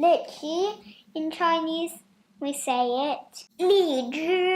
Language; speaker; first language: English; non-native, fluent; Chinese